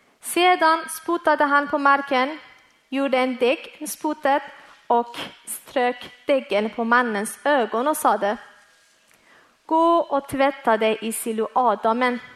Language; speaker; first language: Swedish; early bilingual, other home language; Persian